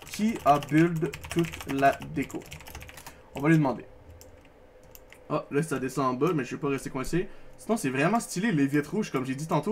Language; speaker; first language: French; native; French